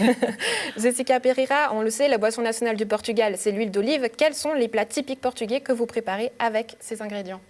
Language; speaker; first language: French; native; French